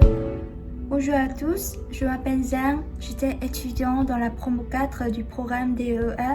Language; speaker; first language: French; non-native, fluent; Vietnamese